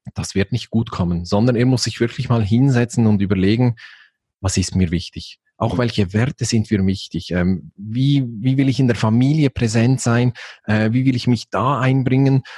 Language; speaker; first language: German; native; German